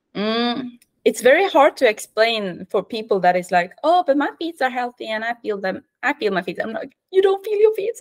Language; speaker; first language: English; non-native, fluent; Norwegian